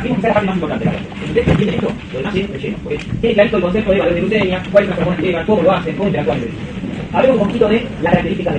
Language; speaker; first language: Spanish; native; Spanish